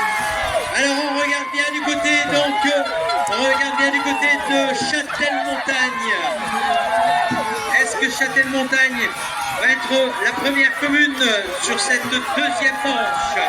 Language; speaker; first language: French; native; French